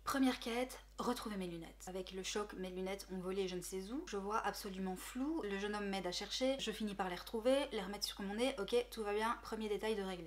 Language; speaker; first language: French; native; French